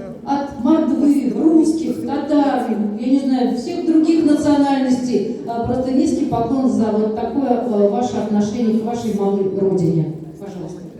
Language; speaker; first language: Russian; native; Russian